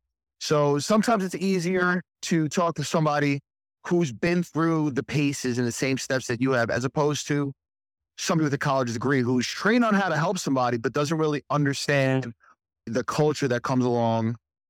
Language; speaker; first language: English; native; English